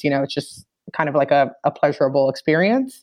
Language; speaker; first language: English; native; English